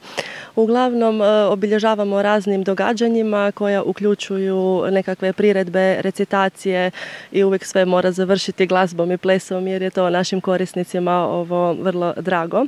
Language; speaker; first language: Serbian; native; Serbian